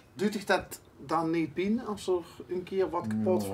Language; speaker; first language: Dutch; native; Dutch